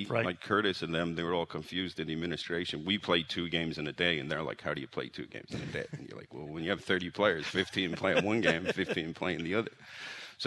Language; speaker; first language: English; native; English